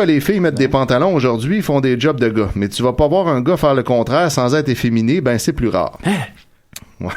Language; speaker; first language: French; native; French